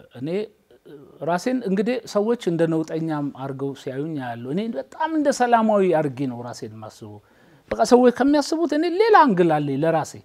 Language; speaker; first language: Amharic; native; Amharic